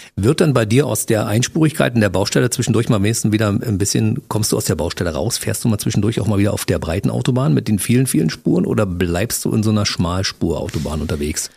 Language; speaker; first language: German; native; German